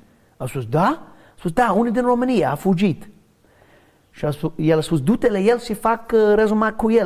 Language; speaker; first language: Romanian; non-native, learner; English